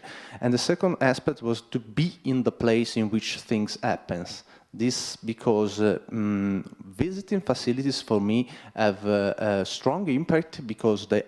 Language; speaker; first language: English; non-native, fluent; Italian